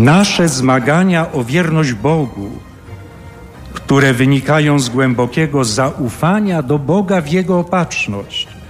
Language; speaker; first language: Polish; native; Polish